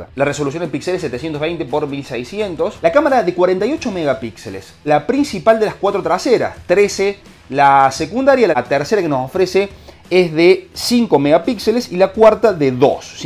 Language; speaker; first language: Spanish; native; Spanish